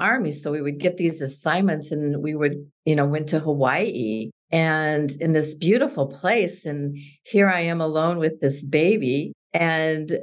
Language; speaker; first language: English; native; English